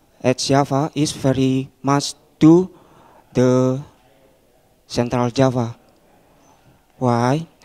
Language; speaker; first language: English; non-native, learner; Indonesian